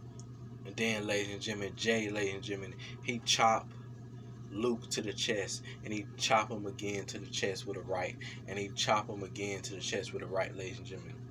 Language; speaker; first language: English; native; English